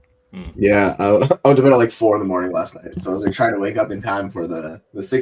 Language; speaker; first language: English; native; English